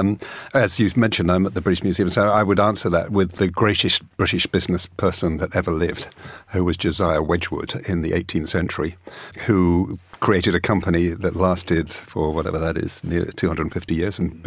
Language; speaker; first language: English; native; English